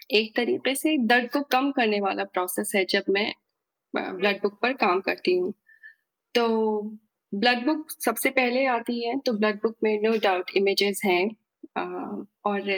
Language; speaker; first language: Hindi; native; Hindi